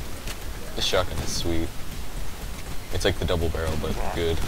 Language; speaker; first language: English; native; English